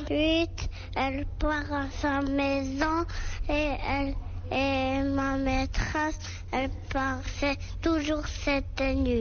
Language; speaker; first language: French; non-native, local second language; Arabic